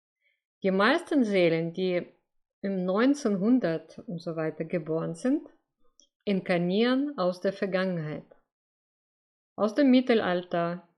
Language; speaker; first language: German; non-native, fluent; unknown